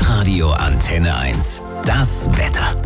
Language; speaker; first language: German; native; German